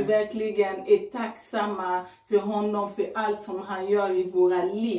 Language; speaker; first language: Swedish; non-native, fluent; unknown